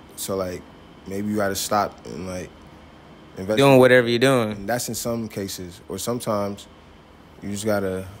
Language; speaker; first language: English; native; English